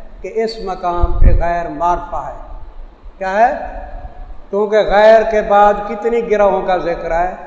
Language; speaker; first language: Urdu; non-native, local second language; Saraiki